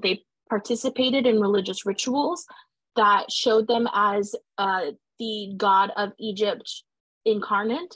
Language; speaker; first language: English; native; English